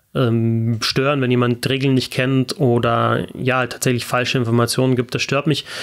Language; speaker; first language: German; native; German